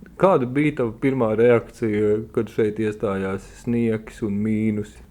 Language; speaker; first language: Latvian; native; Latvian